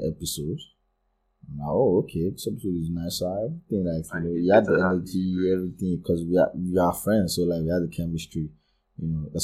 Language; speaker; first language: English; non-native, local second language; Yoruba